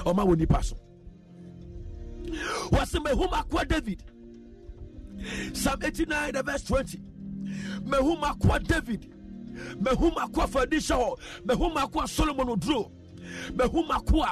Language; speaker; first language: English; non-native, local second language; Akan